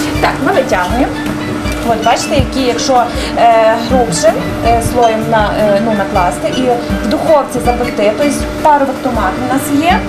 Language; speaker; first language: Ukrainian; native; Ukrainian